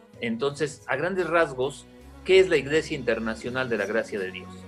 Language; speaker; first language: Spanish; native; Spanish